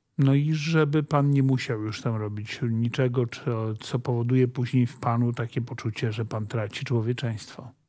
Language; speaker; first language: Polish; native; Polish